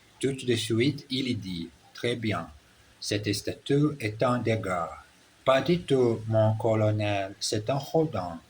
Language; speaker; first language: French; non-native, learner; Portuguese